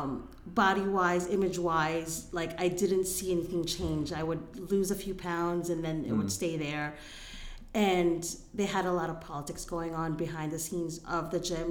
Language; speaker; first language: English; non-native, local second language; Filipino